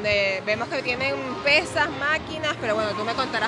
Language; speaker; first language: Spanish; native; Spanish